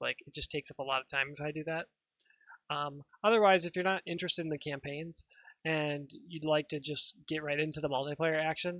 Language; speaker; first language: English; native; English